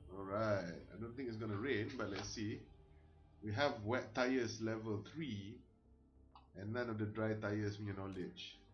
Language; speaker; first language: English; non-native, local second language; Malay